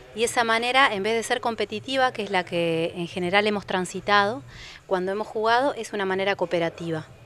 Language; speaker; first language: Spanish; native; Spanish